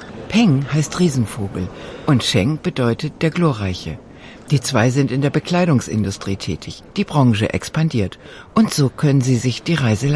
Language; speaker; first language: German; native; German